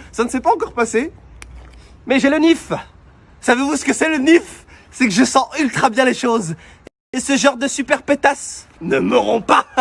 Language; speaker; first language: French; native; French